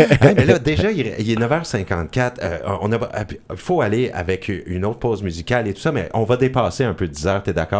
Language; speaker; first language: French; native; French